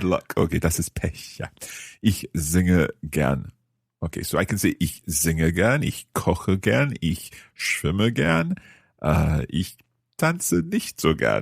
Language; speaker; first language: German; non-native, learner; English